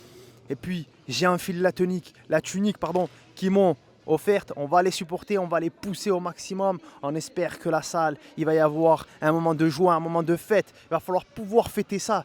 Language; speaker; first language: French; native; French